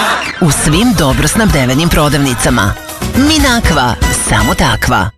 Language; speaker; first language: Serbian; native; Serbian